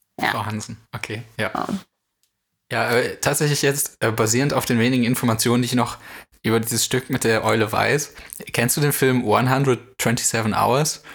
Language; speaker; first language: German; native; German